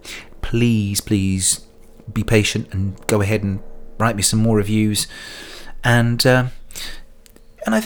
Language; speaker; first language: English; native; English